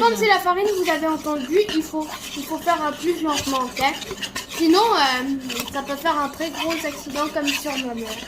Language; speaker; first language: French; native; French